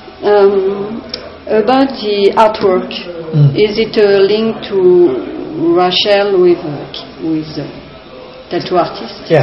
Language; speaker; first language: English; non-native, learner; French